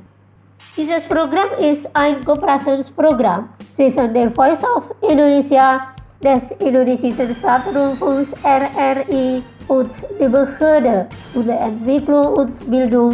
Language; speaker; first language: German; non-native, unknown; Indonesian